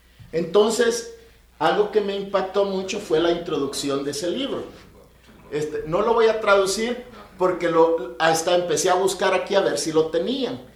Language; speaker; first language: Spanish; native; Spanish